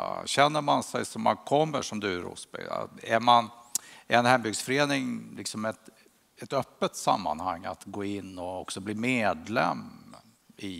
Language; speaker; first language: Swedish; native; Swedish